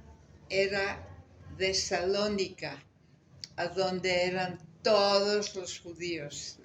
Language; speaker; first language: Spanish; native; Spanish